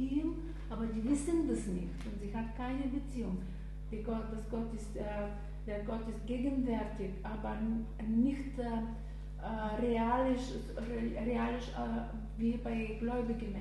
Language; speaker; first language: German; non-native, learner; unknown